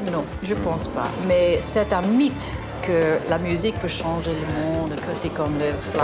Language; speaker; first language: French; non-native, learner; English